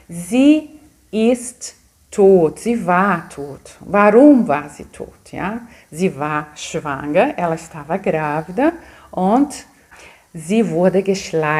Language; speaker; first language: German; non-native, fluent; Portuguese